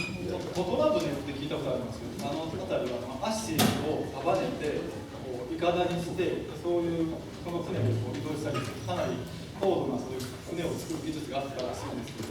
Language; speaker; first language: Japanese; native; Japanese